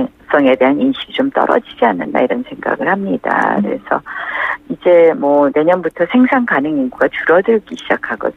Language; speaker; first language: Korean; native; Korean